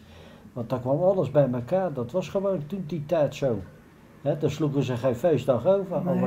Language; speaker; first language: Dutch; native; Dutch